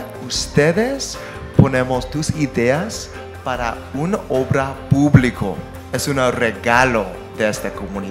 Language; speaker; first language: Spanish; non-native, learner; English